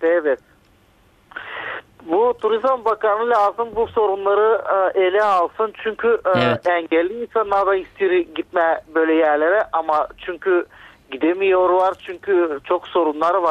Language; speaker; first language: Turkish; non-native, learner; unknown